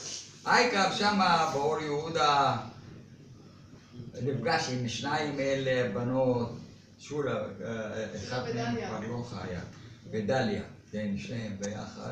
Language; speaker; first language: Hebrew; non-native, fluent; Arabic